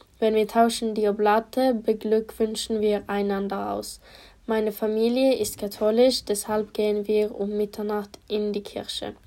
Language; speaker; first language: German; non-native, learner; Polish